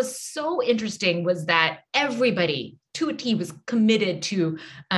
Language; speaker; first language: English; native; English